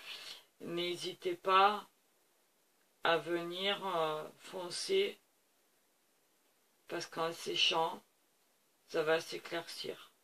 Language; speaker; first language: French; native; French